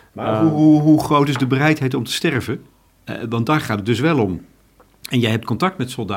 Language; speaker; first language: Dutch; native; Dutch